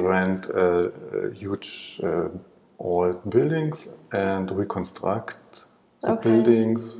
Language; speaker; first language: English; non-native, learner; German